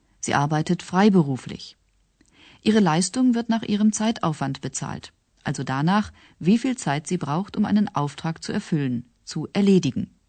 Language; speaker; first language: German; native; German